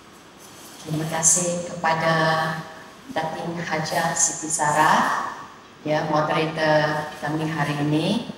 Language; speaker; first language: Indonesian; non-native, local second language; Chinese